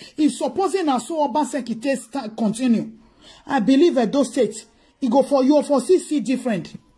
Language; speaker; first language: English; non-native, local second language; Bini